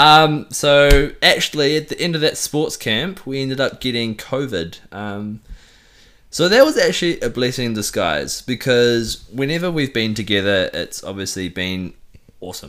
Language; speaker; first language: English; native; English